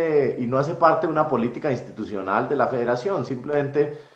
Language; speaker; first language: Spanish; native; Spanish